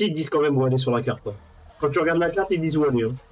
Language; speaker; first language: French; native; French